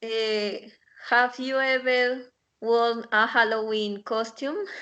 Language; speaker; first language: English; non-native, learner; Spanish